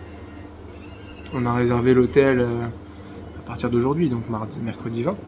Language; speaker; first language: French; native; French